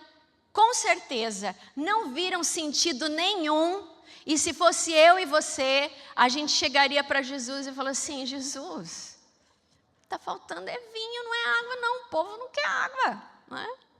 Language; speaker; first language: Portuguese; native; Portuguese